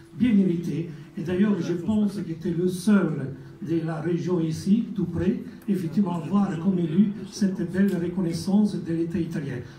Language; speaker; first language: French; non-native, fluent; Italian